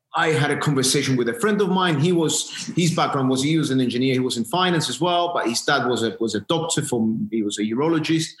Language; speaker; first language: English; non-native, fluent; Greek